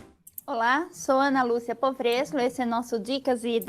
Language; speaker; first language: Portuguese; native; Portuguese